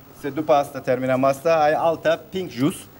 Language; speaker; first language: Romanian; non-native, learner; Turkish